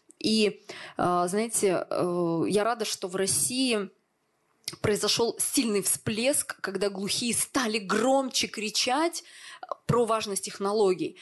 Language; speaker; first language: Russian; native; Russian